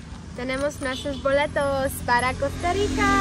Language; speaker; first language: Spanish; non-native, learner; English